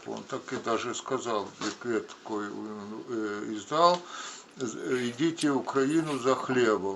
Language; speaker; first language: Russian; non-native, local second language; Ukrainian